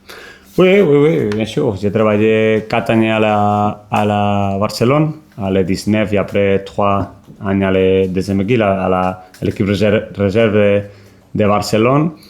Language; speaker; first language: French; non-native, learner; Spanish